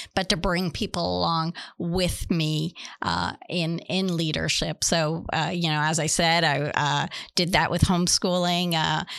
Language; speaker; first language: English; native; English